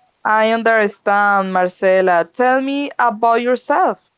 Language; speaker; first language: English; non-native, learner; Spanish